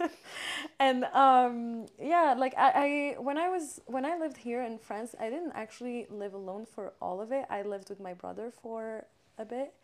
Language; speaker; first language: English; non-native, fluent; French